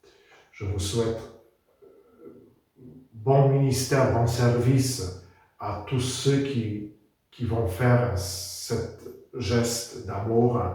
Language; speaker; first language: French; non-native, fluent; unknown